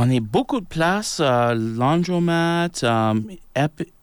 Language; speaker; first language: French; non-native, local second language; English